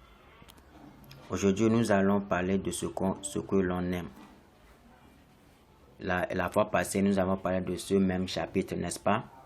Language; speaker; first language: French; non-native, fluent; English